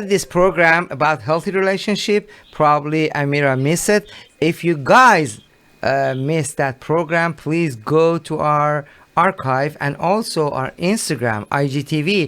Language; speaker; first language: English; non-native, learner; Persian